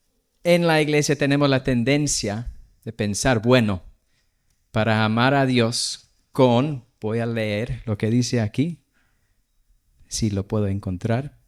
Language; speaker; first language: Spanish; non-native, fluent; English